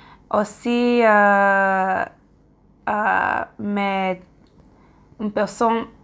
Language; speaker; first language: French; non-native, learner; English